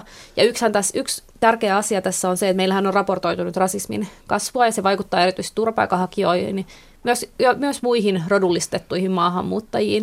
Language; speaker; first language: Finnish; native; Finnish